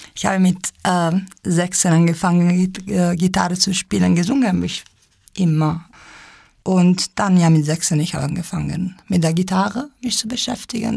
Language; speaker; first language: German; non-native, fluent; Italian